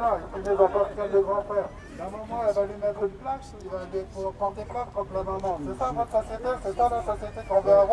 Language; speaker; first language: French; native; French